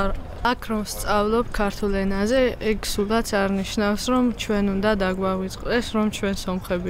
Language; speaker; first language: Georgian; non-native, local second language; Armenian